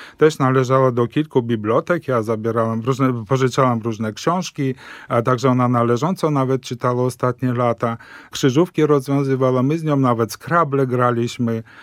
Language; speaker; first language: Polish; early bilingual, heritage; Polish